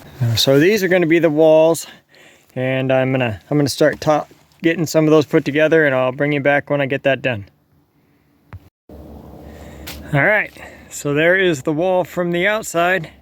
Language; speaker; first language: English; native; English